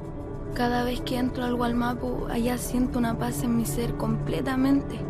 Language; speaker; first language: Spanish; native; Spanish